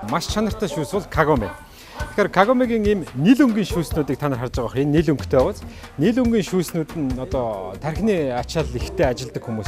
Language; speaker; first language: Mongolian; native; Mongolian